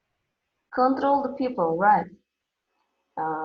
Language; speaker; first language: English; non-native, fluent; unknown